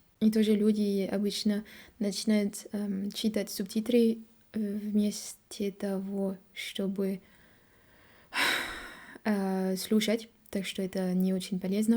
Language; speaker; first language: Russian; non-native, learner; French